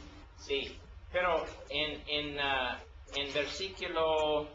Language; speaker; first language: Spanish; non-native, learner; English